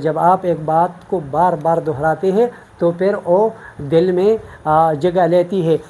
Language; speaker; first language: Urdu; non-native, local second language; Pashto